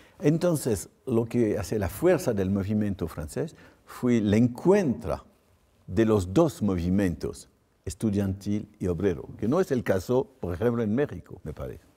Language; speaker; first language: Spanish; non-native, fluent; French